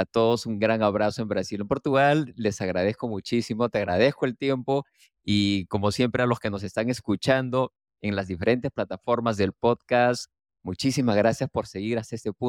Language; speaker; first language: Spanish; native; Spanish